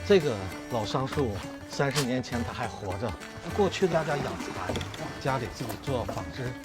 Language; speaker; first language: Chinese; native; Chinese